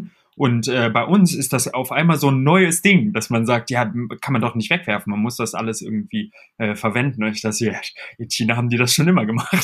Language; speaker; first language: German; native; German